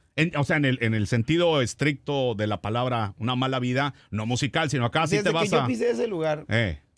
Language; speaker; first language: Spanish; native; Spanish